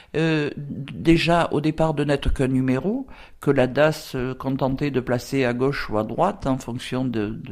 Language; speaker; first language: French; native; French